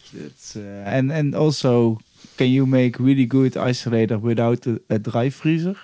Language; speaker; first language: English; non-native, fluent; Dutch